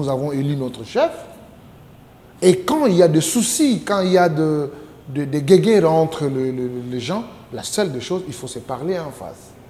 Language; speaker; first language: French; non-native, local second language; Lingala